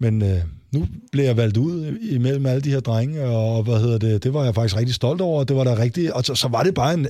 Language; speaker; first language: Danish; native; Danish